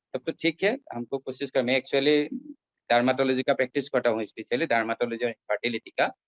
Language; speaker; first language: Hindi; non-native, local second language; Assamese